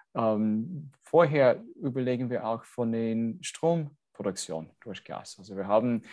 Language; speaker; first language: German; non-native, fluent; English